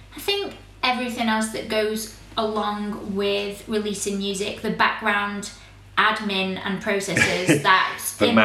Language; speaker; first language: English; native; English